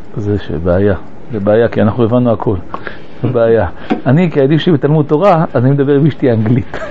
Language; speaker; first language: Hebrew; early bilingual, other home language; French